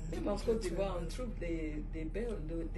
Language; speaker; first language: French; non-native, fluent; Igbo